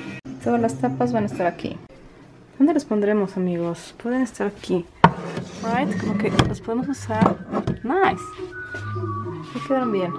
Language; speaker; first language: Spanish; native; Spanish